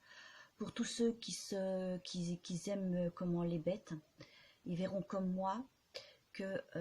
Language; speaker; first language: French; native; French